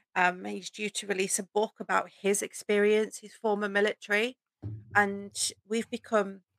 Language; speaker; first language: English; native; English